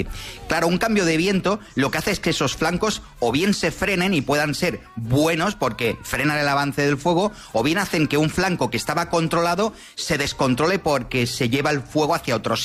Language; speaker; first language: Spanish; native; Spanish